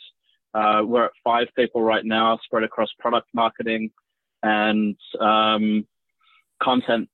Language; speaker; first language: English; native; English